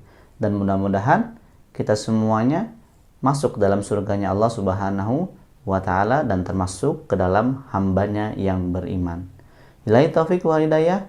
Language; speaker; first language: Indonesian; native; Indonesian